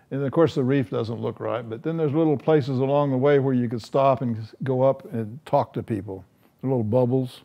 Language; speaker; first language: English; native; English